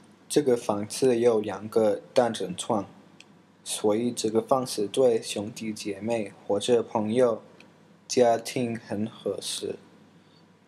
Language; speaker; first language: Chinese; non-native, learner; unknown